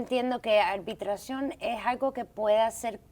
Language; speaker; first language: Spanish; early bilingual, heritage; English